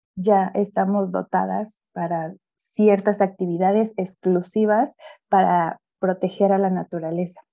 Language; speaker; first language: Spanish; native; Spanish